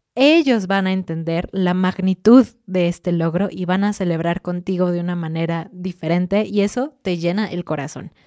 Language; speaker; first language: Spanish; native; Spanish